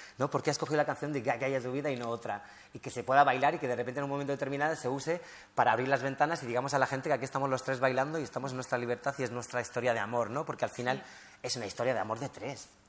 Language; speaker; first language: Spanish; early bilingual, other home language; Riffian